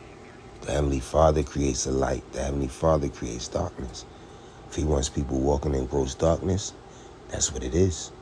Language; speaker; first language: English; native; English